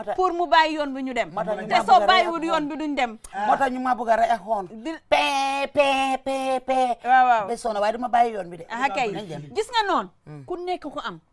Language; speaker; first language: Wolof; native; Wolof